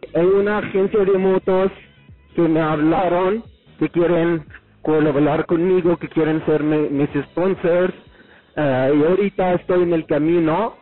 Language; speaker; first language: Spanish; non-native, fluent; Arabic